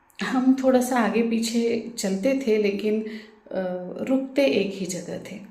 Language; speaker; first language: Hindi; non-native, local second language; Marathi